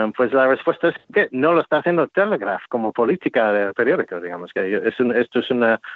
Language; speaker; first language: Spanish; non-native, fluent; English